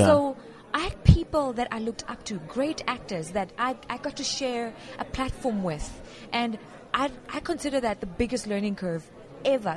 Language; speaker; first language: English; non-native, local second language; Venda